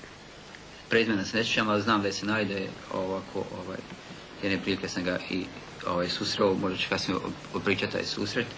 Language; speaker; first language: Bosnian; native; Bosnian